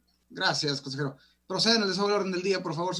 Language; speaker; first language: Spanish; native; Spanish